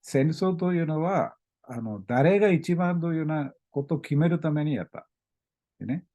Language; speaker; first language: Japanese; non-native, learner; Malayalam